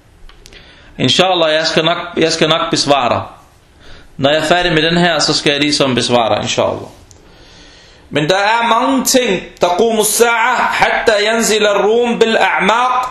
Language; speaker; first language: Danish; early bilingual, other home language; Arabic